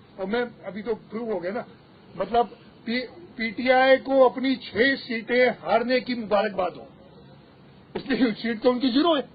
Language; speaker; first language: Urdu; non-native, local second language; Sindhi